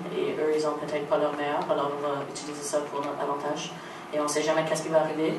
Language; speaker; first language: French; non-native, local second language; English